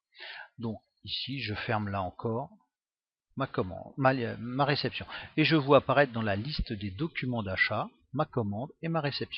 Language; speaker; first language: French; native; French